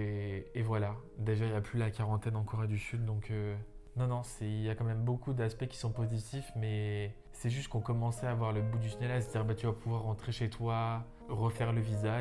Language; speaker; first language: French; native; French